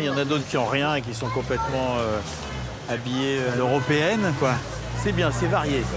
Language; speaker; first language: French; native; French